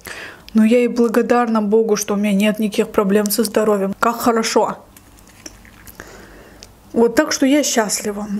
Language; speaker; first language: Russian; native; Russian